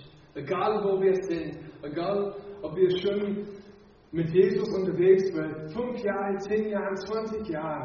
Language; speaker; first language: German; non-native, fluent; English